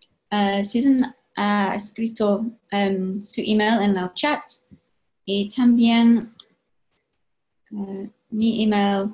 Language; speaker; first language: Spanish; non-native, fluent; English